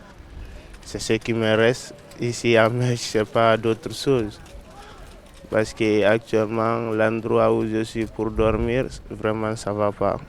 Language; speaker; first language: French; non-native, local second language; Fula